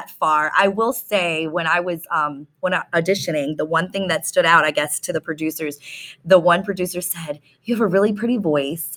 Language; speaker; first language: English; native; English